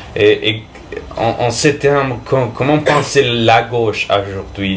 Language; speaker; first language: French; non-native, fluent; Spanish